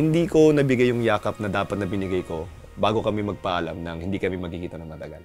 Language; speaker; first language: Filipino; native; Filipino